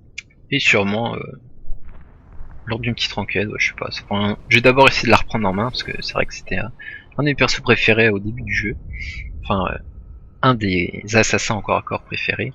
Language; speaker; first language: French; native; French